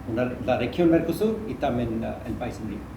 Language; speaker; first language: Spanish; non-native, fluent; Hindi